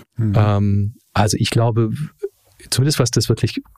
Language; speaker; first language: German; early bilingual, heritage; English